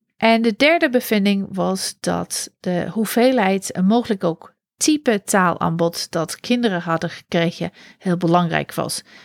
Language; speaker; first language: Dutch; non-native, fluent; English